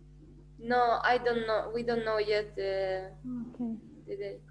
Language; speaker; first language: English; non-native, fluent; Spanish